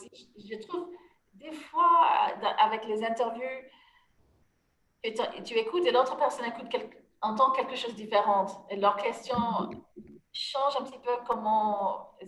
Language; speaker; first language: French; non-native, fluent; English